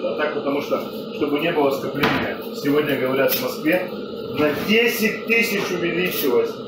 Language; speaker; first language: Russian; native; Russian